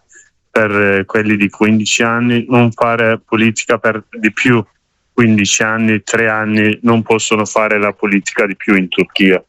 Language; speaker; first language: Italian; non-native, learner; Kurdish